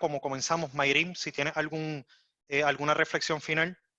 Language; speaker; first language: Spanish; native; Spanish